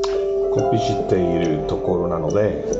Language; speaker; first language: Japanese; non-native, learner; Catalan